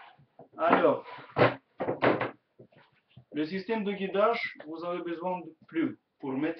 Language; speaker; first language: French; non-native, learner; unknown